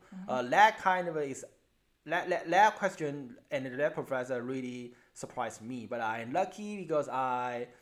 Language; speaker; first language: English; non-native, learner; Chinese